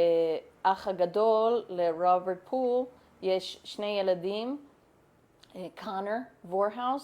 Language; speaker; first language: Hebrew; non-native, fluent; English